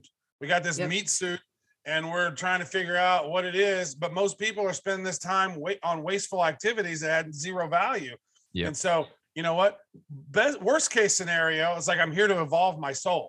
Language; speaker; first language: English; native; English